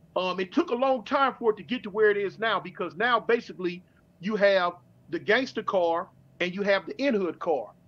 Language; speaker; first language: English; native; English